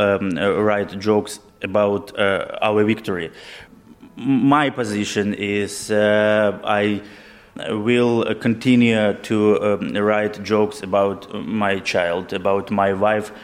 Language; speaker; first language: English; non-native, learner; Ukrainian